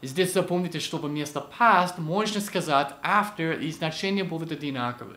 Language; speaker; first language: Russian; non-native, fluent; English